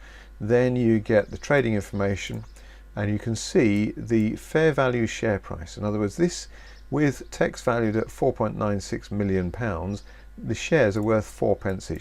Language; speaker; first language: English; native; English